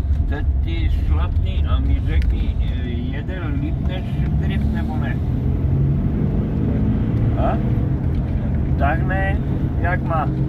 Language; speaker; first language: Czech; non-native, learner; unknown